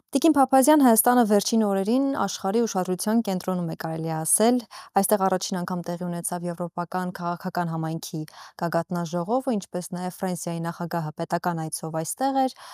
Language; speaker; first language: Armenian; native; Armenian